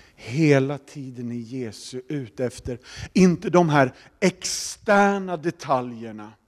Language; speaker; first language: Swedish; native; Swedish